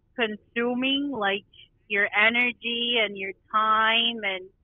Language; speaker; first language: English; non-native, local second language; Spanish